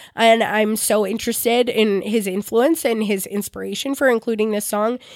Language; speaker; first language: English; native; English